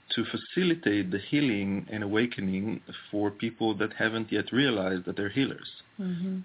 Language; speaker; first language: English; non-native, fluent; Hebrew